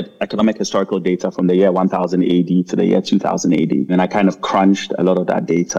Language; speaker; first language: English; non-native, local second language; Akan